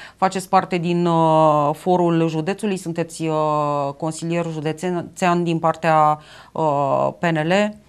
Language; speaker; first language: Romanian; native; Romanian